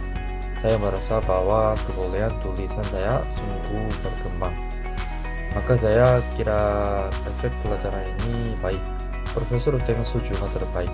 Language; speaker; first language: Indonesian; non-native, learner; Korean